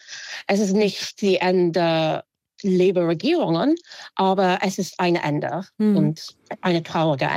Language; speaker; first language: German; non-native, fluent; English